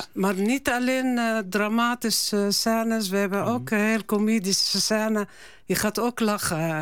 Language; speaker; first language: Dutch; non-native, learner; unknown